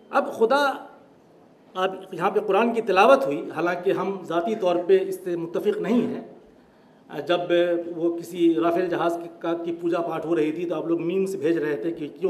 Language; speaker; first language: Urdu; native; Urdu